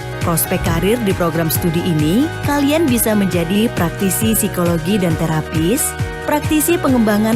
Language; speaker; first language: Indonesian; native; Indonesian